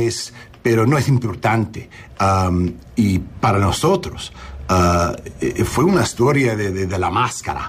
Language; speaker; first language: Spanish; early bilingual, heritage; English